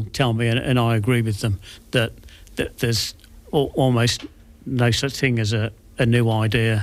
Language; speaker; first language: English; native; English